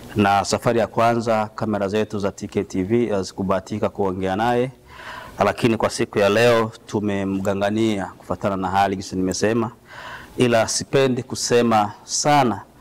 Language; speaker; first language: Swahili; native; Swahili